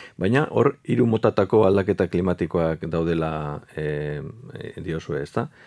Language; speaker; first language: Basque; native; Basque